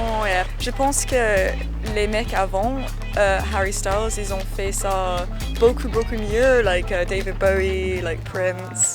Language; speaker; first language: French; non-native, learner; English